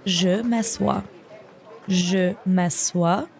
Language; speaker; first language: French; non-native, learner; English